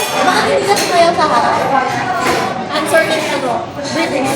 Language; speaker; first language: Filipino; native; Filipino